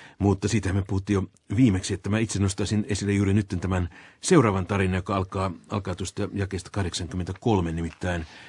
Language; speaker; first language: Finnish; native; Finnish